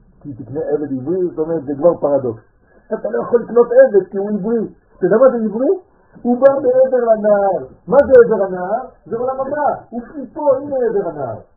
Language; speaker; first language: Hebrew; non-native, fluent; French